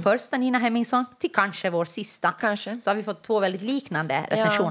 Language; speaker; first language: Swedish; native; Swedish